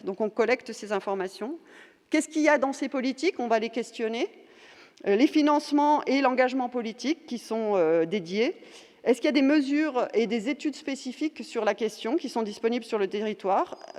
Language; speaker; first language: French; native; French